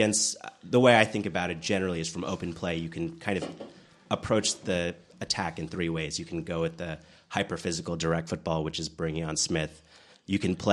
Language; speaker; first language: English; native; English